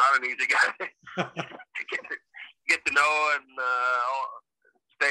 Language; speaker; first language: English; native; English